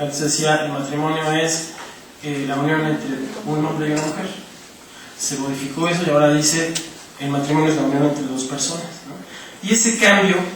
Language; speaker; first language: Spanish; native; Spanish